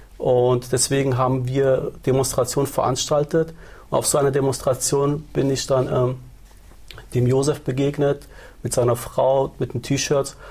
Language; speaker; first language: German; early bilingual, other home language; Turoyo